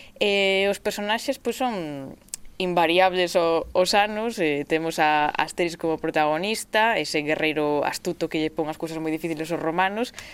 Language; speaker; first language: Galician; native; Galician